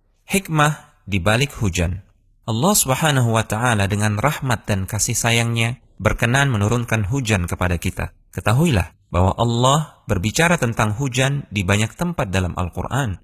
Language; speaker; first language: Indonesian; native; Indonesian